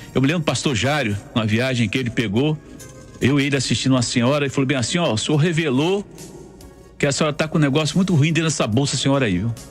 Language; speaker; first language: Portuguese; native; Portuguese